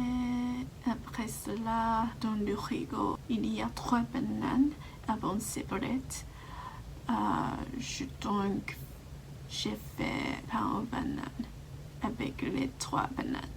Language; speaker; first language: French; non-native, learner; Japanese